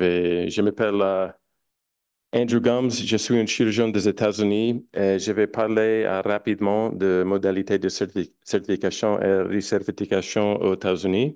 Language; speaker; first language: French; non-native, fluent; English